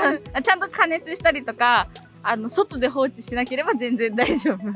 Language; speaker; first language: Japanese; native; Japanese